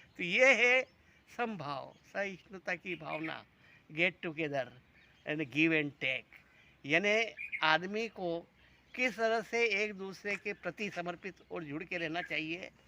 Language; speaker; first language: Hindi; native; Hindi